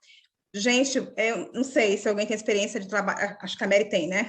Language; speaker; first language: Portuguese; native; Portuguese